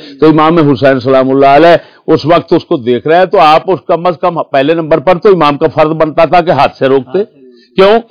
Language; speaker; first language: Urdu; native; Urdu